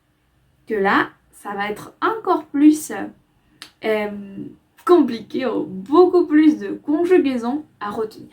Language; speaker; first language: French; non-native, fluent; Spanish